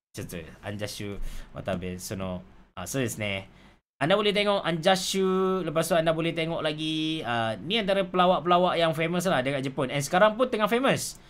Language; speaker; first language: Malay; native; Malay